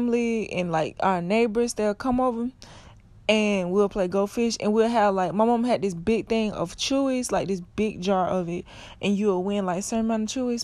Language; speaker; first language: English; native; English